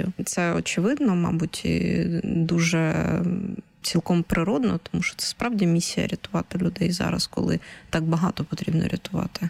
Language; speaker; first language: Ukrainian; native; Ukrainian